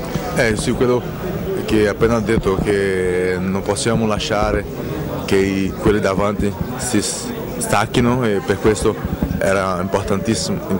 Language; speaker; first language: Italian; non-native, fluent; Portuguese